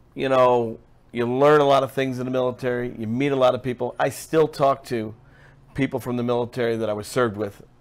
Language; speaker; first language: English; native; English